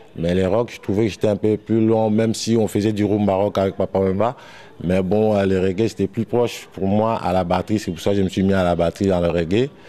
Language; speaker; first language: French; non-native, local second language; Lingala